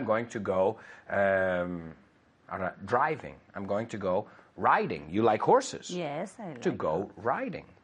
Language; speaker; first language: English; non-native, fluent; Spanish